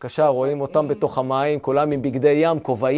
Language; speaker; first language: Hebrew; native; Hebrew